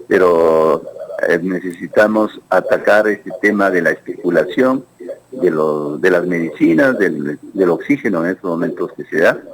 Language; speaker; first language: Spanish; native; Spanish